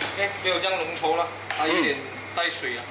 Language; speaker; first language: Chinese; native; Chinese